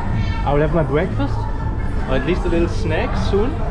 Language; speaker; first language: English; non-native, fluent; German